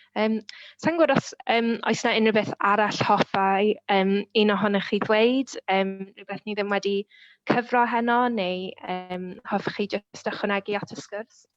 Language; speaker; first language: Welsh; native; Welsh